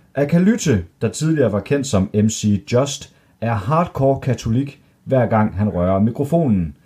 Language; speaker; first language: Danish; native; Danish